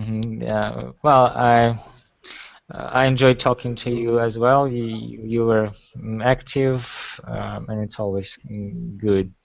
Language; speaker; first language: English; non-native, fluent; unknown